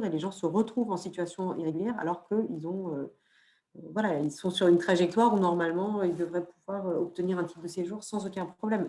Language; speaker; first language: French; native; French